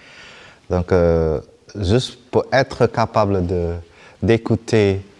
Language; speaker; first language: French; non-native, fluent; Vietnamese